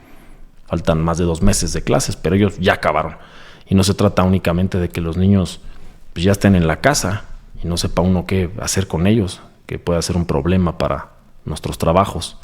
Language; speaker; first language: Spanish; native; Spanish